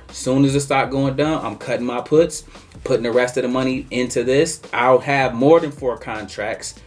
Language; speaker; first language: English; native; English